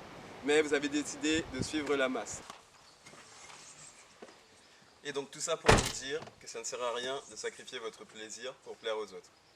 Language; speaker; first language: French; native; French